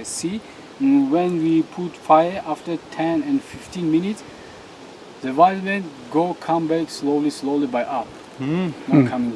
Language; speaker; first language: English; non-native, learner; Tajik